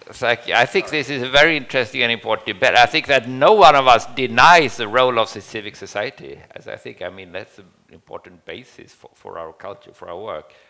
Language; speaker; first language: English; non-native, fluent; Swedish